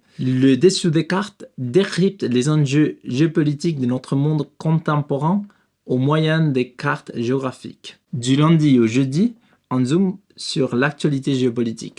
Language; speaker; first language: French; non-native, learner; Spanish